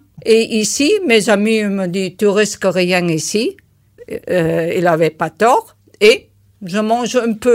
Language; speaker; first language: French; non-native, learner; German